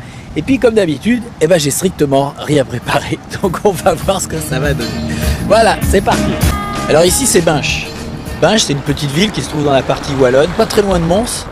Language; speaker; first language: French; native; French